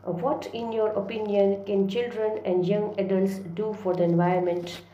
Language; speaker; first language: English; non-native, local second language; Gujarati